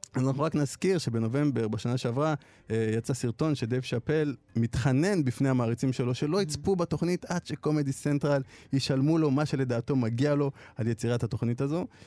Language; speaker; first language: Hebrew; early bilingual, other home language; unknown